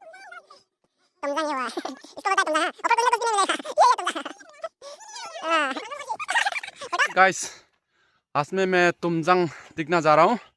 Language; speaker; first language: Hindi; non-native, local second language; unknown